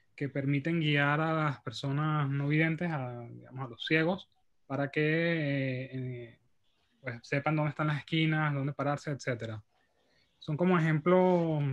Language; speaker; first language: Spanish; native; Spanish